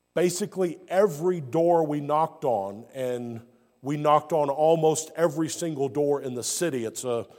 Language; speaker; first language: English; native; English